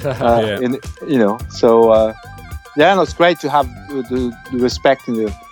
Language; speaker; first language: English; non-native, fluent; French